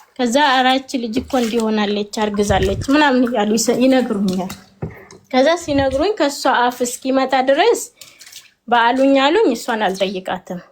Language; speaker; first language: Amharic; native; Amharic